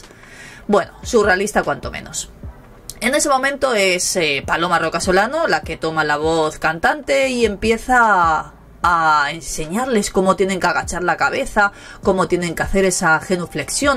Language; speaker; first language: Spanish; native; Spanish